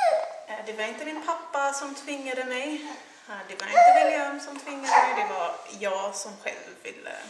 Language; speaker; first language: Swedish; non-native, fluent; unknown